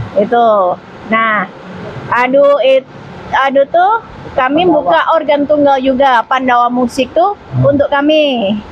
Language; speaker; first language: Malay; non-native, local second language; Javanese